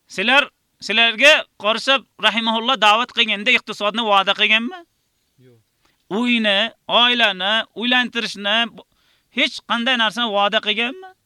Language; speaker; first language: Uzbek; native; Uzbek